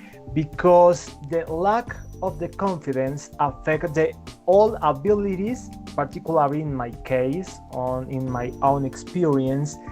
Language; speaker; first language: English; non-native, learner; Spanish